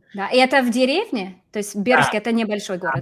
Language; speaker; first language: Russian; non-native, fluent; English